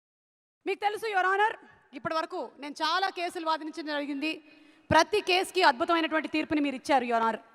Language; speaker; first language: Telugu; native; Telugu